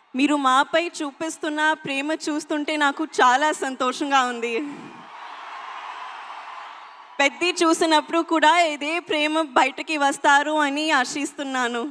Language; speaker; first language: Telugu; non-native, local second language; Hindi